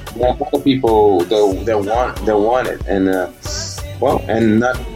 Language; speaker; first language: English; early bilingual, heritage; Dutch